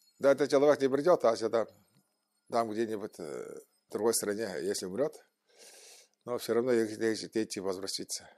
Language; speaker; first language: Russian; non-native, local second language; Tuvinian